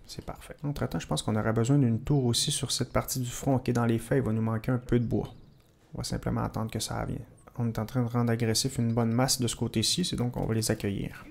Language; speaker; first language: French; native; French